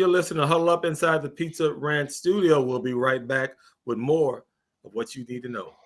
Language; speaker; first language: English; native; English